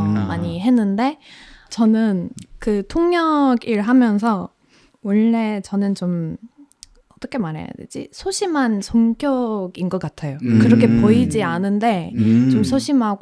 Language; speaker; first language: Korean; non-native, fluent; Polish